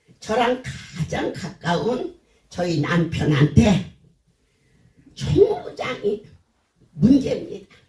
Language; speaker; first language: Korean; native; Korean